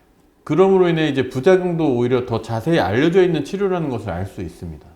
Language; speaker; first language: Korean; native; Korean